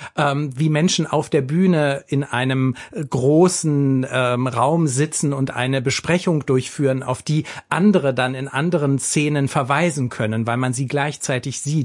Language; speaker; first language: German; native; German